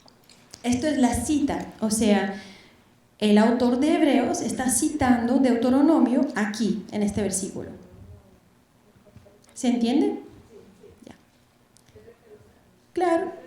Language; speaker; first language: Spanish; non-native, fluent; Bulgarian